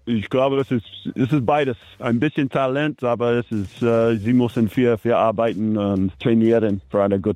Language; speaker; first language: German; non-native, learner; English